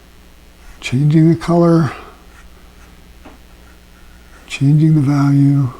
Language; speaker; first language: English; native; English